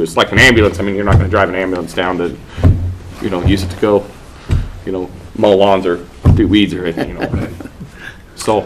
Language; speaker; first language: English; native; English